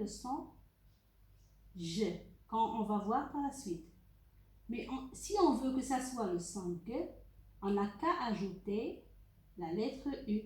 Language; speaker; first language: French; non-native, local second language; Arabic